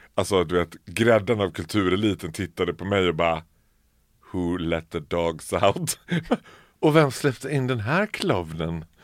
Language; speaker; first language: Swedish; native; Swedish